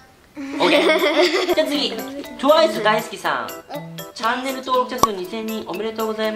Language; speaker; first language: Japanese; native; Japanese